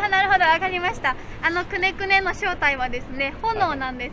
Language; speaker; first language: Japanese; native; Japanese